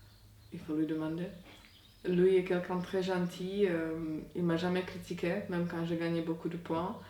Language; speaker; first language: French; non-native, fluent; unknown